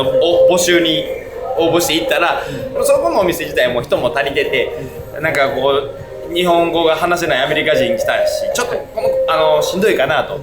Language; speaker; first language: Japanese; native; Japanese